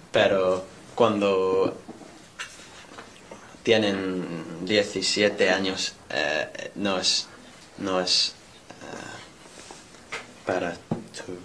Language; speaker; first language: Spanish; non-native, learner; English